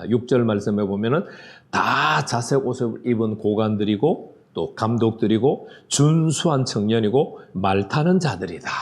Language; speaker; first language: Korean; native; Korean